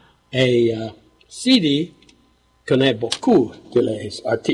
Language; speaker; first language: French; non-native, learner; English